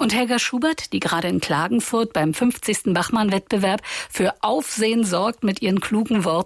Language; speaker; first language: German; native; German